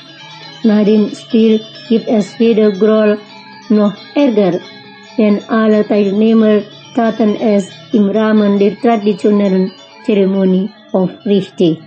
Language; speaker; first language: German; non-native, fluent; Indonesian